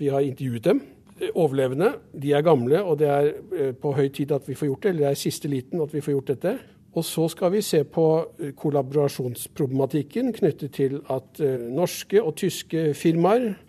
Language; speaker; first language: Norwegian; native; Norwegian